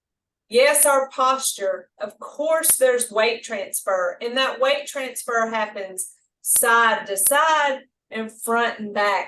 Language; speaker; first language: English; native; English